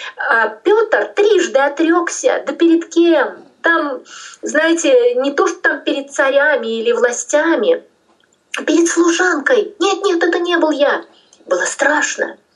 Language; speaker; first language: Russian; non-native, local second language; Tajik